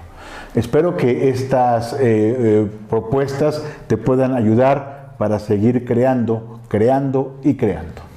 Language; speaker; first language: Spanish; native; Spanish